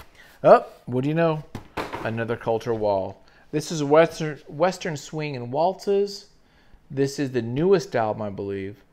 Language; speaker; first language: English; native; English